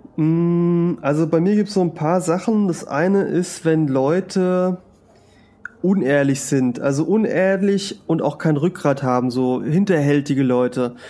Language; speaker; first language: German; early bilingual, other home language; Spanish